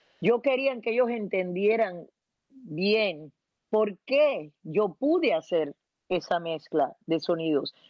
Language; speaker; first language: Spanish; early bilingual, heritage; Spanish